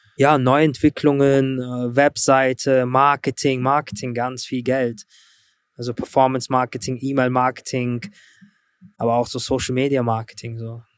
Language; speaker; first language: German; early bilingual, other home language; Russian